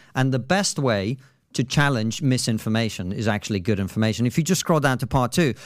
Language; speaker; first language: English; non-native, fluent; Russian